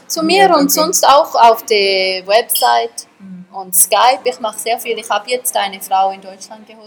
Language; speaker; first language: German; early bilingual, heritage; German